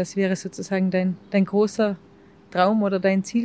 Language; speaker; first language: German; native; German